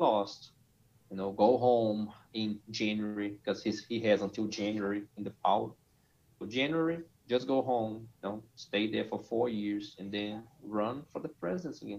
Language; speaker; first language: English; non-native, fluent; Portuguese